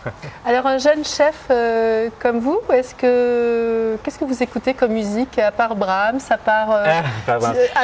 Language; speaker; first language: French; native; French